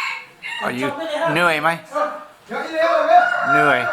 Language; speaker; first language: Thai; non-native, learner; English